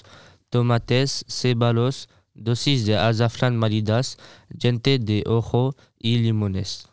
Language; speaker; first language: Spanish; non-native, learner; French